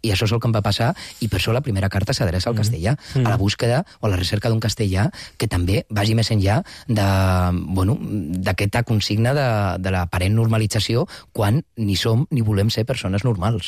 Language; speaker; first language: Catalan; non-native, local second language; Spanish